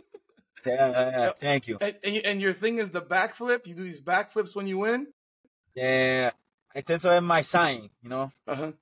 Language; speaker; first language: English; non-native, learner; Spanish